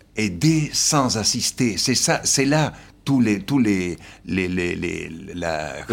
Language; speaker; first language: French; non-native, fluent; Slovenian